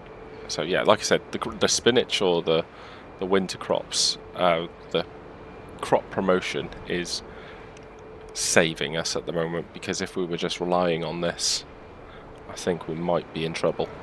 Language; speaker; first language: English; native; English